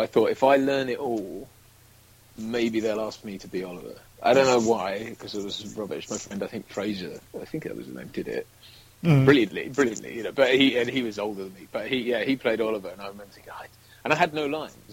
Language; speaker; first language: English; native; English